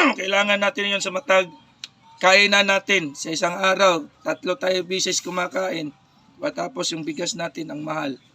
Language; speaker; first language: Filipino; non-native, local second language; Cebuano